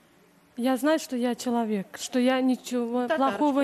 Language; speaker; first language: Russian; native; Russian